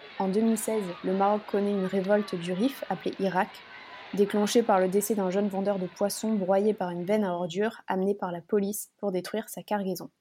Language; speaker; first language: French; native; French